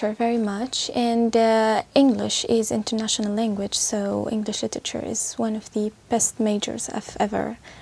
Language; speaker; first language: English; non-native, fluent; Arabic